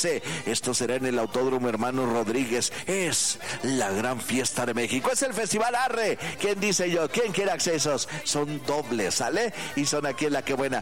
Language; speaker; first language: Spanish; native; Spanish